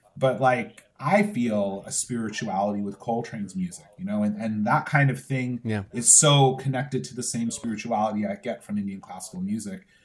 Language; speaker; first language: English; native; English